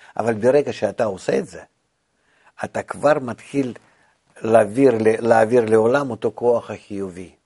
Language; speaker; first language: Hebrew; non-native, fluent; Russian